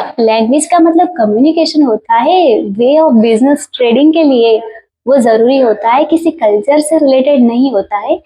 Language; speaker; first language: Hindi; non-native, local second language; Gujarati